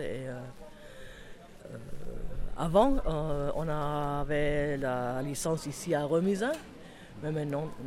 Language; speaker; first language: French; non-native, fluent; German